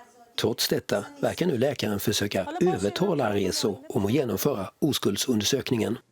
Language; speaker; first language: Swedish; native; Swedish